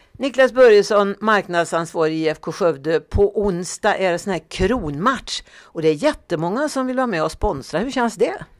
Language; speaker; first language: Swedish; native; Swedish